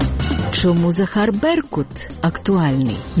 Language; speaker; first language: Ukrainian; native; Ukrainian